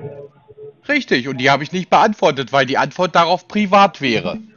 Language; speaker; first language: German; native; German